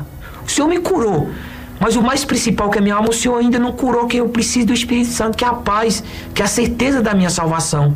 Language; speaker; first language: Portuguese; native; Portuguese